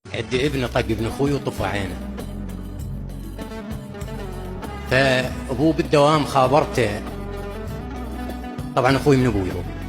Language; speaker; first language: Arabic; native; Arabic